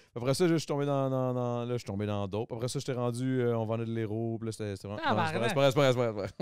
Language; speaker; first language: French; native; French